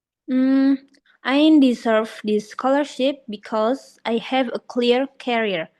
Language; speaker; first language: English; non-native, learner; Indonesian